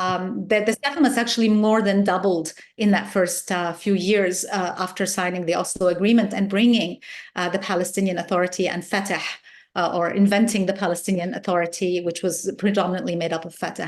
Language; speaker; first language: English; non-native, fluent; Arabic